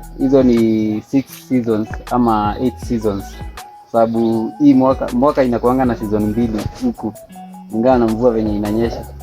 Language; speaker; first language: Swahili; non-native, local second language; Kikuyu